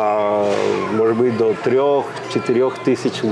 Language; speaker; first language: Russian; non-native, fluent; Spanish